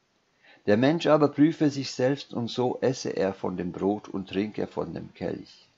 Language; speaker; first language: German; non-native, fluent; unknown